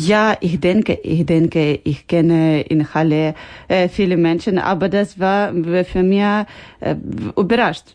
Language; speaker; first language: German; non-native, learner; Ukrainian